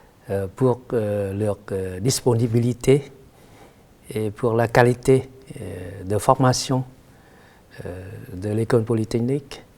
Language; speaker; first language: French; non-native, fluent; Vietnamese